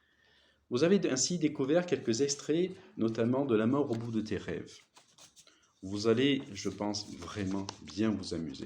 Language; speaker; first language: French; native; French